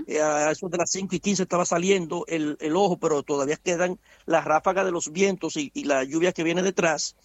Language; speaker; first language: Spanish; native; Spanish